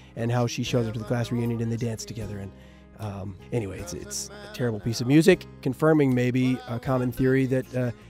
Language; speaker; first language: English; native; English